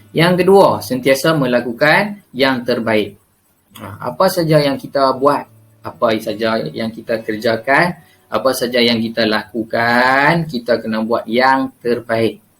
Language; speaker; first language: Malay; native; Malay